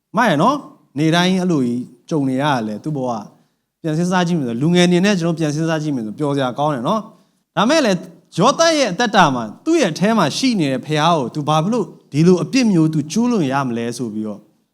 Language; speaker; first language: Burmese; non-native, local second language; Hakha Chin